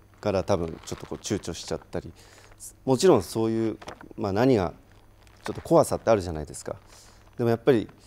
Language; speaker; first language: Japanese; native; Japanese